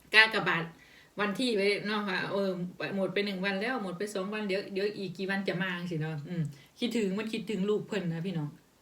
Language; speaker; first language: Thai; native; Thai